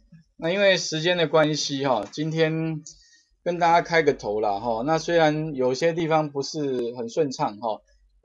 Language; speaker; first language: Chinese; native; Chinese